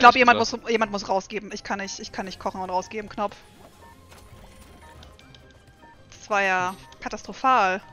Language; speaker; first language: German; native; German